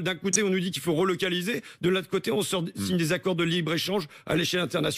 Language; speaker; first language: French; native; French